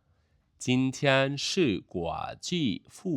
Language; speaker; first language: Chinese; non-native, fluent; Khmer